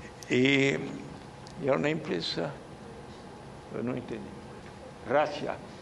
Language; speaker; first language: Portuguese; native; Portuguese